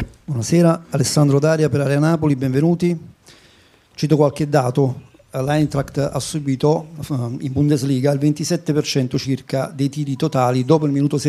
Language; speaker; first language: Italian; native; Italian